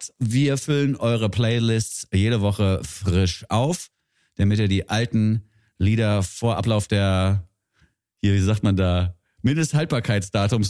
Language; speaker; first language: German; native; German